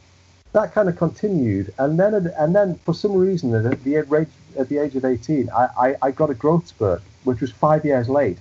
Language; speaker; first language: English; native; English